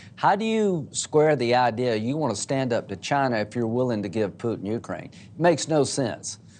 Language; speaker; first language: English; native; English